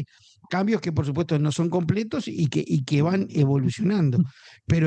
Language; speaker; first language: Spanish; native; Spanish